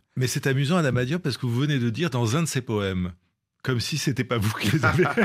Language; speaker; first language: French; non-native, local second language; Wolof